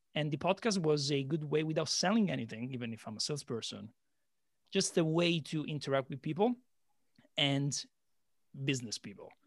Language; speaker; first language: English; non-native, fluent; Italian